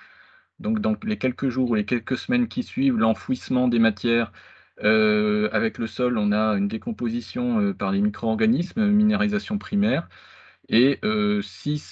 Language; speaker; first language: French; native; French